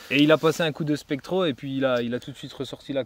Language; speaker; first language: French; native; French